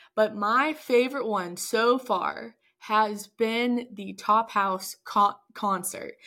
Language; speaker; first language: English; native; English